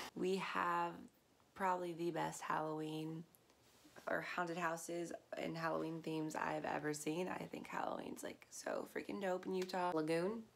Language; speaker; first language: English; native; English